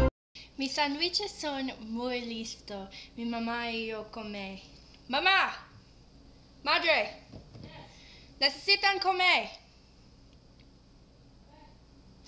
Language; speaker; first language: Spanish; non-native, learner; English